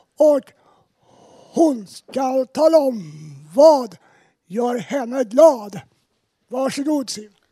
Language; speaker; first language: Swedish; native; Swedish